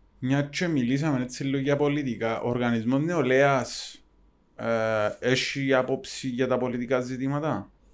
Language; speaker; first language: Greek; native; Greek